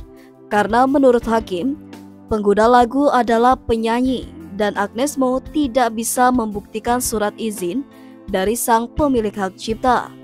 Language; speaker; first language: Indonesian; native; Indonesian